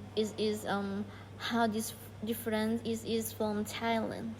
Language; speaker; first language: English; non-native, learner; Thai